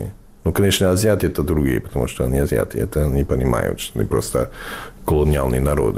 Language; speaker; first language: Russian; non-native, fluent; English